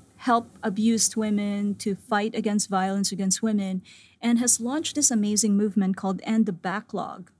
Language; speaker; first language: English; non-native, local second language; Filipino